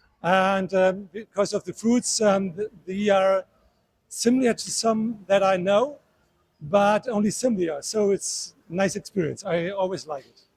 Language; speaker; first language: English; non-native, fluent; German